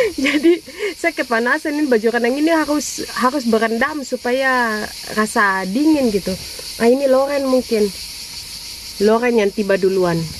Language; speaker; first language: Indonesian; native; Indonesian